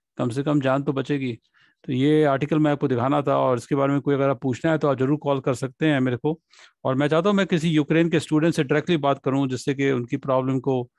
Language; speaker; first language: Hindi; non-native, local second language; Punjabi